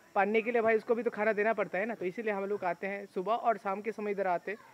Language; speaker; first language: Hindi; non-native, local second language; Bangla